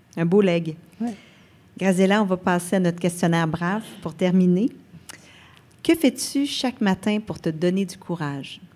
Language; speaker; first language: French; native; French